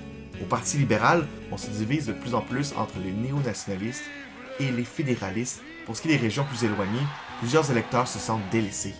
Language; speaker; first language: French; native; French